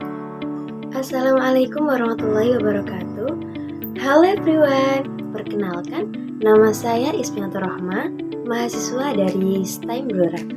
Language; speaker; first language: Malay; non-native, local second language; Javanese